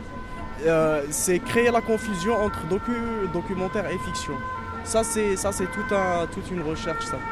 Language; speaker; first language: French; non-native, local second language; Arabic